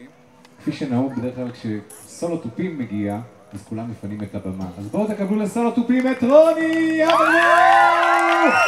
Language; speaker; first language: Hebrew; native; Hebrew